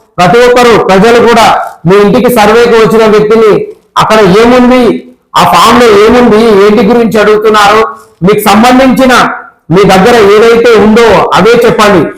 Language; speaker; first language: Telugu; native; Telugu